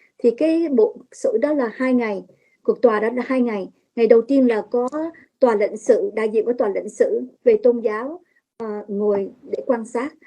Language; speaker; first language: Vietnamese; early bilingual, heritage; Vietnamese